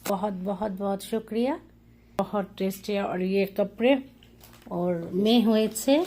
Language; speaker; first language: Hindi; non-native, learner; Bangla